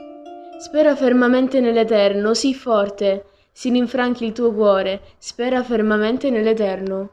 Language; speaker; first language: Italian; native; Italian